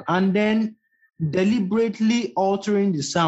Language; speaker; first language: English; non-native, local second language; Yoruba